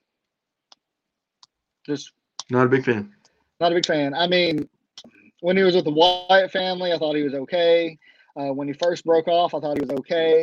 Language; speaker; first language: English; native; English